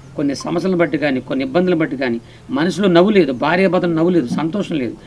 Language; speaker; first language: Telugu; non-native, local second language; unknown